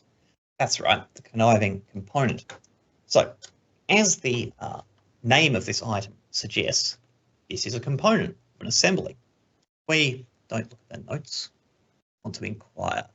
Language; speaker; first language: English; native; English